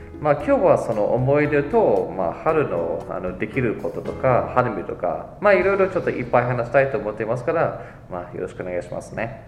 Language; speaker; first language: Japanese; non-native, fluent; English